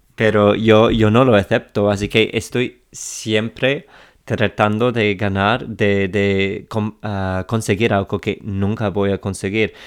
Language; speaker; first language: Spanish; non-native, fluent; English